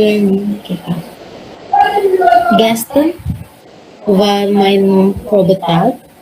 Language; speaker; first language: German; non-native, learner; Indonesian